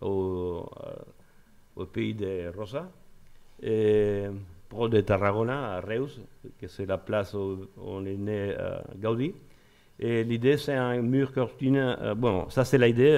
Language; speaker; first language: French; non-native, learner; Spanish